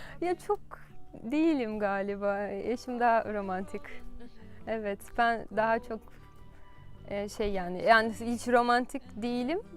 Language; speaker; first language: Turkish; non-native, fluent; Portuguese